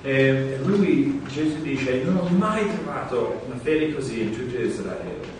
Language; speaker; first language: Italian; non-native, fluent; English